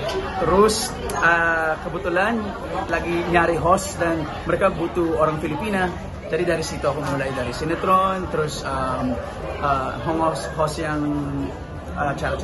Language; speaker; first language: Indonesian; non-native, fluent; Filipino